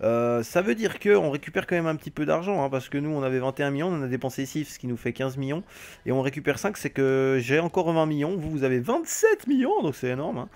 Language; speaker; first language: French; native; French